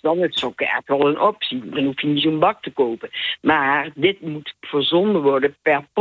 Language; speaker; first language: Dutch; native; Dutch